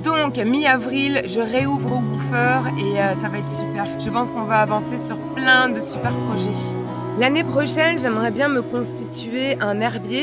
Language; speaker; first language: French; native; French